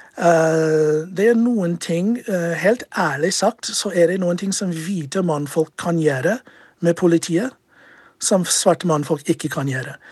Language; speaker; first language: Norwegian; non-native, fluent; English